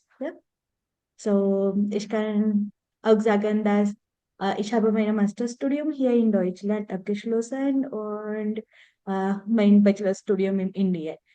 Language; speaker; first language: German; non-native, learner; Marathi